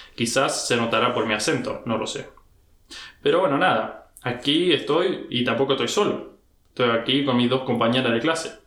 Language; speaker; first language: Spanish; early bilingual, heritage; Spanish